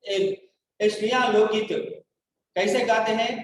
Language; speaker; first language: Hindi; non-native, local second language; Telugu